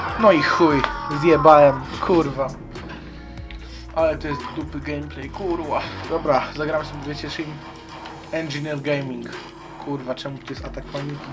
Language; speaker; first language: Polish; native; Polish